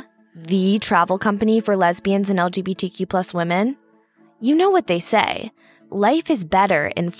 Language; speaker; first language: English; native; English